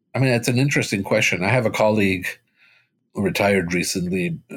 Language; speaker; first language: English; early bilingual, other home language; Spanish